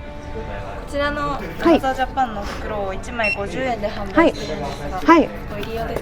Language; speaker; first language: Japanese; native; Japanese